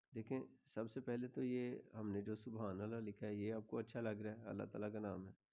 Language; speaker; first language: Urdu; non-native, local second language; Punjabi